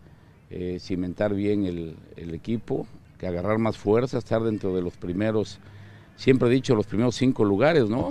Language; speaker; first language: Spanish; native; Spanish